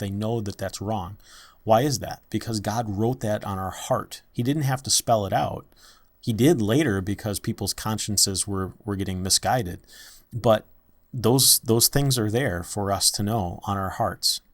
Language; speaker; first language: English; native; English